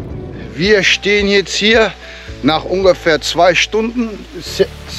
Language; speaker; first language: German; native; German